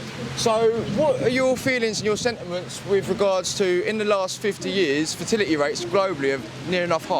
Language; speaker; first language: English; native; English